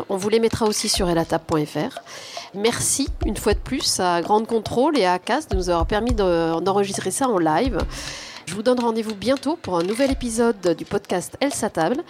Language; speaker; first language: French; native; French